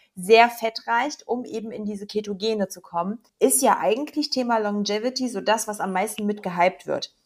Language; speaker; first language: German; native; German